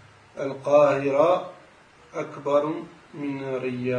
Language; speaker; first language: Arabic; non-native, learner; French